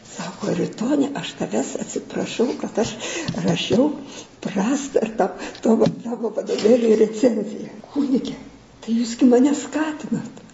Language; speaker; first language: Lithuanian; native; Lithuanian